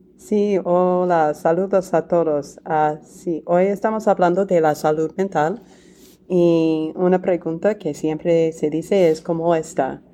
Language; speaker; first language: Spanish; non-native, fluent; English